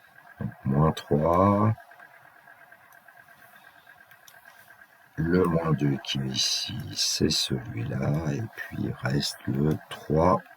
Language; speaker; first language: French; native; French